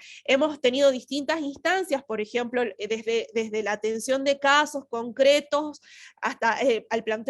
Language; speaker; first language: Spanish; native; Spanish